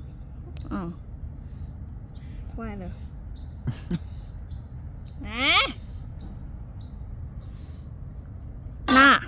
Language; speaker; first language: Chinese; non-native, learner; Indonesian